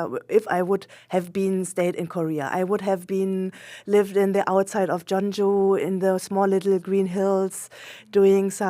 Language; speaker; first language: English; non-native, local second language; German